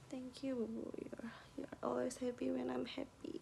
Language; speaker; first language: English; non-native, learner; Indonesian